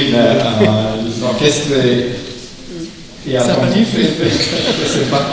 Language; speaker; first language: French; non-native, learner; German